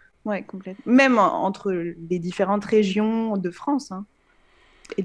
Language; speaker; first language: French; native; French